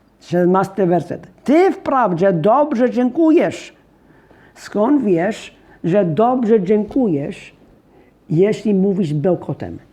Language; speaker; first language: Polish; non-native, fluent; English